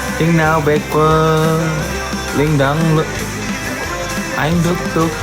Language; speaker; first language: Vietnamese; non-native, learner; Korean